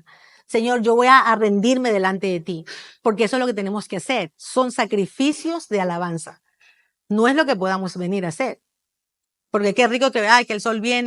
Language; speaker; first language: Spanish; native; Spanish